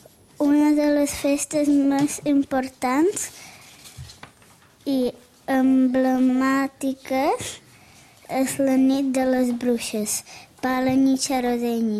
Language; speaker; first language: Catalan; early bilingual, other home language; Czech